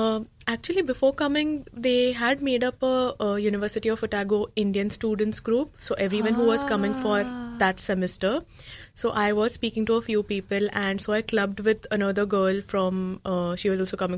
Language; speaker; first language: English; non-native, local second language; Marathi